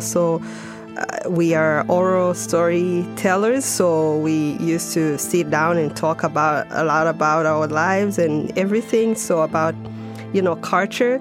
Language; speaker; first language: English; non-native, local second language; Kinyarwanda